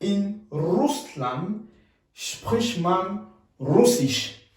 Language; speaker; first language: German; non-native, fluent; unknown